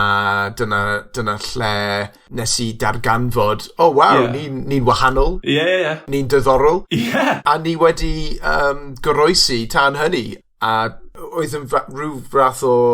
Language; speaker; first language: Welsh; non-native, local second language; English